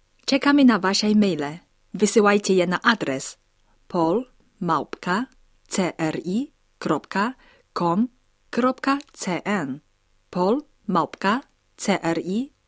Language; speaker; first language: Polish; non-native, fluent; Chinese